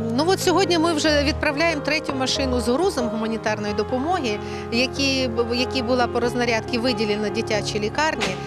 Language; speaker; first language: Ukrainian; native; Ukrainian